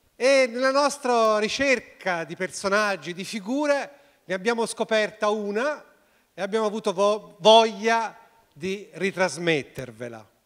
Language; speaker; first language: Italian; native; Italian